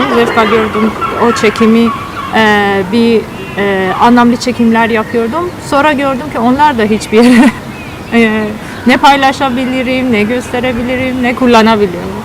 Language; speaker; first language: Turkish; non-native, learner; Persian